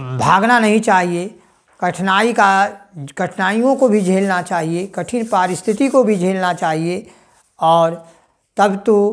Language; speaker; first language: Hindi; native; Hindi